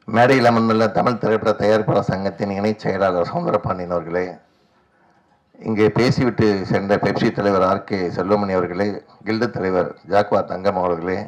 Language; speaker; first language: Tamil; native; Tamil